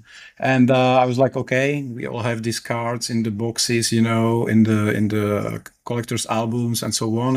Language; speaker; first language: English; non-native, fluent; Czech